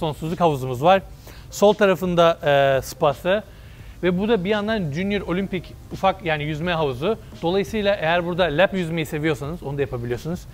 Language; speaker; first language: Turkish; early bilingual, heritage; Turkish